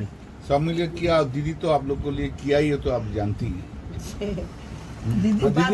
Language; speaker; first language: Hindi; non-native, local second language; Bangla